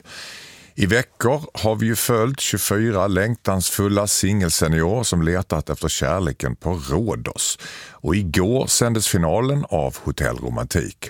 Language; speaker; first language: Swedish; native; Swedish